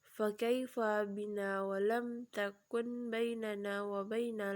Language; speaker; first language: Arabic; non-native, learner; Indonesian